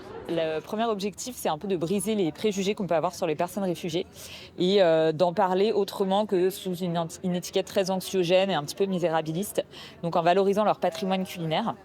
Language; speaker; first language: French; native; French